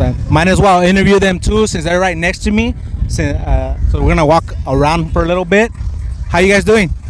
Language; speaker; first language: English; early bilingual, other home language; Spanish